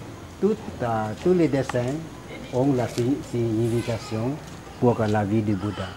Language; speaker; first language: French; non-native, fluent; Lao